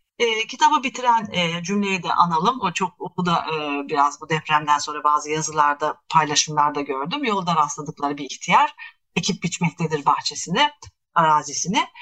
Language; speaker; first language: Turkish; native; Turkish